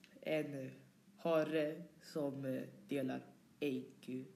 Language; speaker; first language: Swedish; early bilingual, other home language; Polish